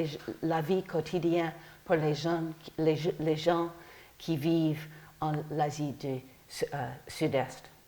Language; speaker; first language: French; non-native, fluent; English